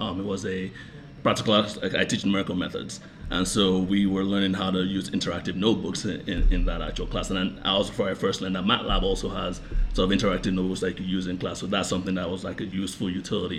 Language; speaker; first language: English; non-native, local second language; Yoruba